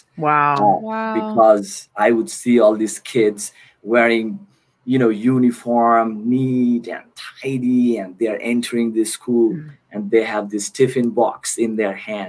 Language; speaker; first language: English; non-native, local second language; Bangla